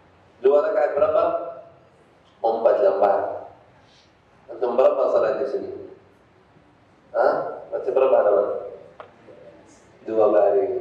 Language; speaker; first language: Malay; non-native, fluent; Arabic